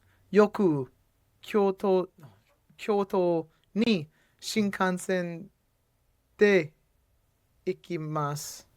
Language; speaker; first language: Japanese; non-native, learner; English